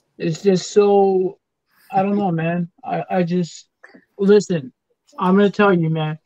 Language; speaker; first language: English; native; English